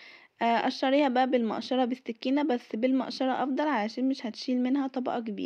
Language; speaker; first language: Arabic; native; Arabic